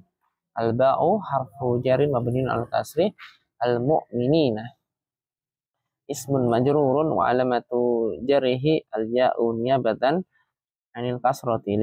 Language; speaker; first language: Arabic; non-native, fluent; Indonesian